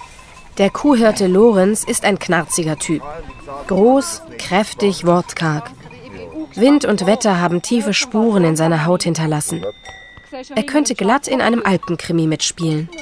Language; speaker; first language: German; native; German